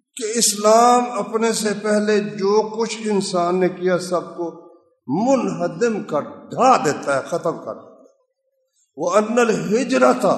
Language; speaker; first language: Urdu; non-native, local second language; Punjabi